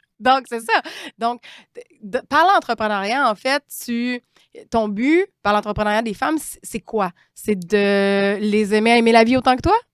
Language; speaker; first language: French; native; French